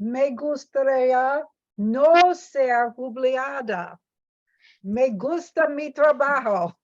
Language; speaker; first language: Spanish; non-native, learner; English